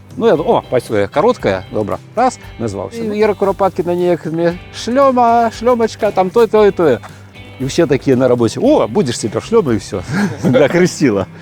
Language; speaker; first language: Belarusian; native; Belarusian